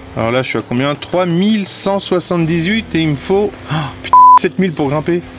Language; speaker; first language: French; native; French